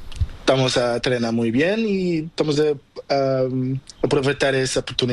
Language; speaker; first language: Spanish; non-native, learner; Portuguese